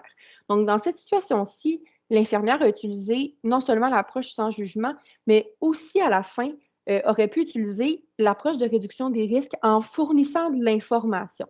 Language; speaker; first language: French; native; French